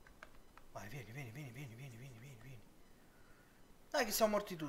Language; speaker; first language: Italian; native; Italian